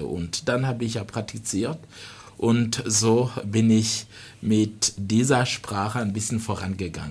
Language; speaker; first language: German; non-native, fluent; Rundi